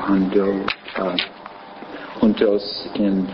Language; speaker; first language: Spanish; non-native, learner; English